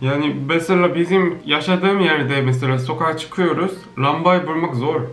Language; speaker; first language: Turkish; non-native, learner; Korean